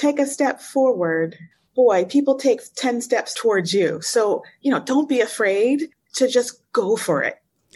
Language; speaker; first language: English; native; English